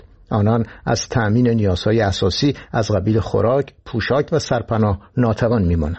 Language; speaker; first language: Persian; native; Persian